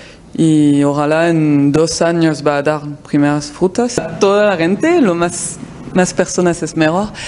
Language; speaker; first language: Spanish; non-native, fluent; French